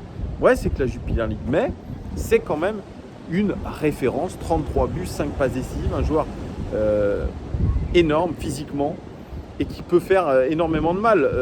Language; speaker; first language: French; native; French